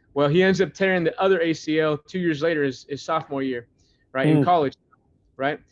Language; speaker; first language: English; native; English